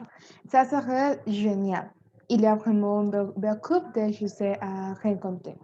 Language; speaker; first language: French; non-native, learner; Spanish